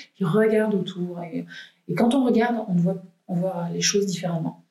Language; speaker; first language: French; native; French